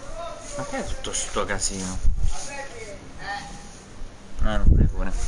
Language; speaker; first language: Italian; native; Italian